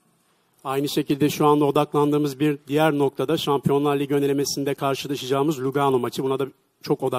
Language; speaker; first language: Turkish; native; Turkish